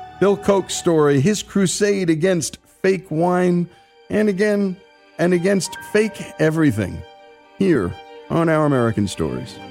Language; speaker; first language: English; native; English